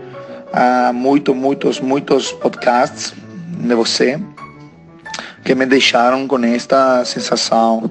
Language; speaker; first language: Portuguese; non-native, learner; Italian